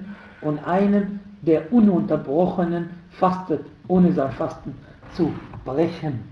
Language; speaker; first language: German; non-native, fluent; Arabic